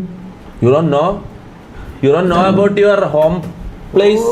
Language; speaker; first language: English; non-native, local second language; Malayalam